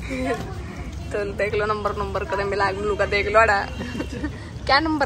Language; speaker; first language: Hindi; native; Hindi